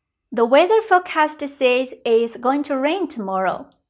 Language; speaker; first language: English; non-native, fluent; Chinese